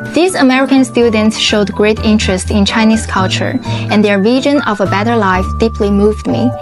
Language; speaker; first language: English; non-native, fluent; Chinese